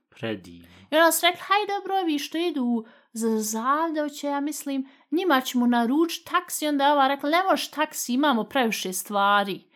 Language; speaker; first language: Bosnian; early bilingual, heritage; Bosnian